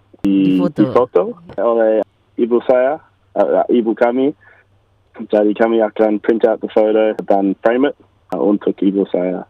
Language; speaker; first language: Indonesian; non-native, learner; English